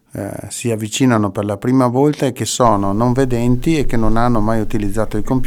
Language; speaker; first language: Italian; native; Italian